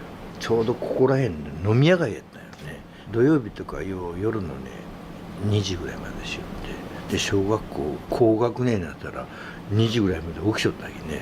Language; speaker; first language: Japanese; native; Japanese